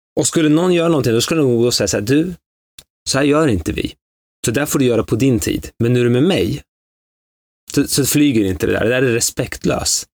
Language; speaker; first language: Swedish; early bilingual, other home language; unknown